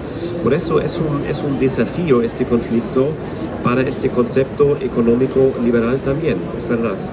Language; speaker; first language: Spanish; non-native, fluent; German